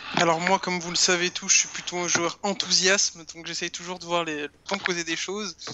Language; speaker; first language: French; native; French